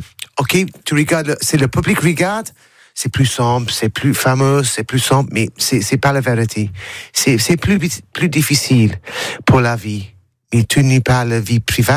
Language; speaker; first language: French; non-native, learner; English